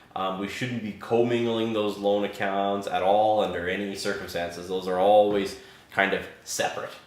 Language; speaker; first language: English; native; English